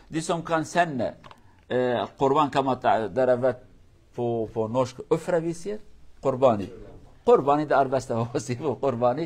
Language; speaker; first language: Norwegian; non-native, learner; Turkish